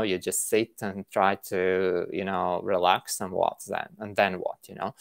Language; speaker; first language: English; non-native, fluent; Latvian